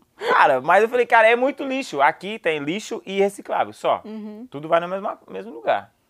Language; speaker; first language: Portuguese; non-native, fluent; English